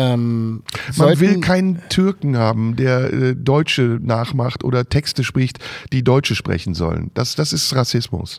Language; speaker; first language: German; early bilingual, other home language; Turkish